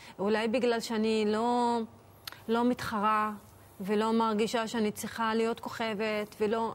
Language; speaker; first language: Hebrew; non-native, local second language; Arabic